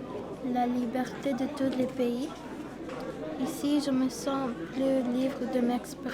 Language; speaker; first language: French; non-native, learner; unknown